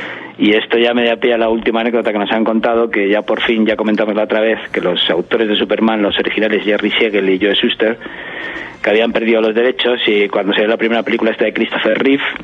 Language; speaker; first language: Spanish; native; Spanish